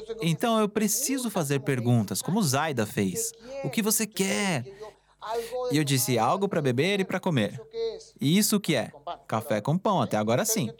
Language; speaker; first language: Portuguese; non-native, fluent; Spanish